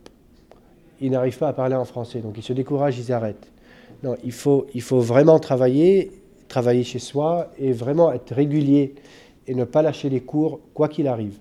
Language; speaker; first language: French; non-native, local second language; Arabic